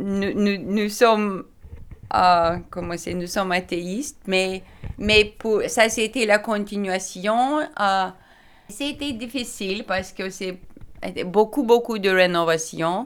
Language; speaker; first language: French; non-native, learner; Lithuanian